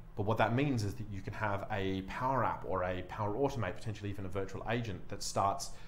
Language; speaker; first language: English; native; English